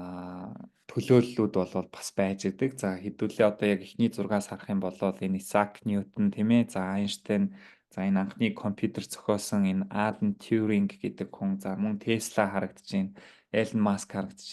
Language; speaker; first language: Mongolian; native; Mongolian